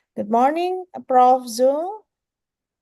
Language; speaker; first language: English; non-native, fluent; Indonesian